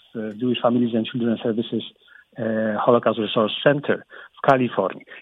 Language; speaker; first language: Polish; native; Polish